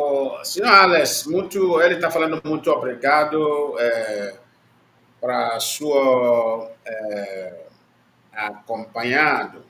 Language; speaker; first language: Portuguese; non-native, learner; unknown